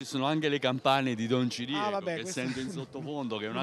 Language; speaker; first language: Italian; native; Italian